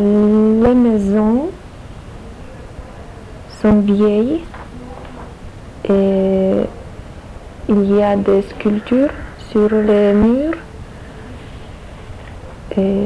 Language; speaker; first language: French; non-native, learner; Polish